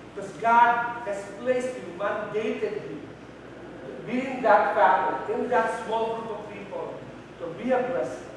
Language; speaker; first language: English; non-native, local second language; Filipino